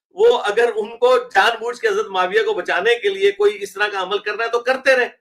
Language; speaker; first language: Urdu; non-native, local second language; Punjabi